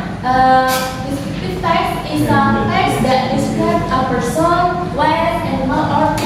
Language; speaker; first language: English; non-native, learner; Indonesian